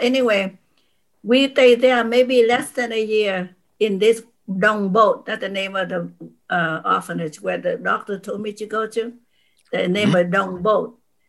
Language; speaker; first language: English; non-native, fluent; Vietnamese